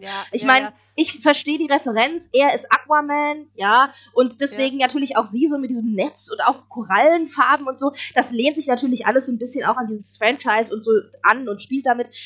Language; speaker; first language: German; native; German